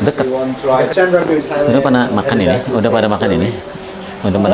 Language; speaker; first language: Indonesian; native; Indonesian